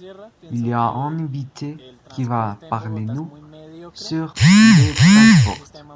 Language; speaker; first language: French; non-native, learner; Spanish